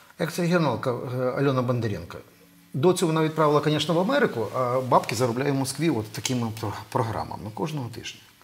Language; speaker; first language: Ukrainian; native; Ukrainian